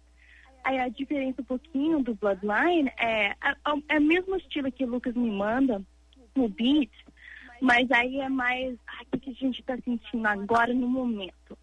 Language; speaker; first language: Portuguese; early bilingual, heritage; English